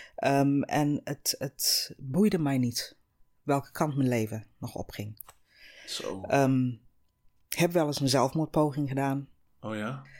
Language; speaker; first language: Dutch; non-native, fluent; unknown